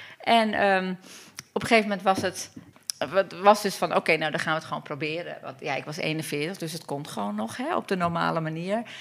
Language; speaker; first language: Dutch; early bilingual, other home language; Turkish